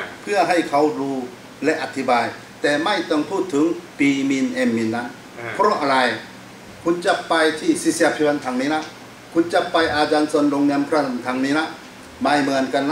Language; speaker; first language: Thai; non-native, fluent; Korean